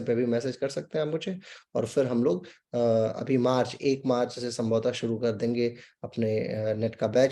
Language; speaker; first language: Hindi; native; Hindi